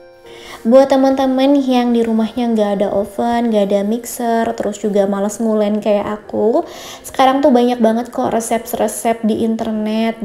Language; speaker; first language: Indonesian; native; Indonesian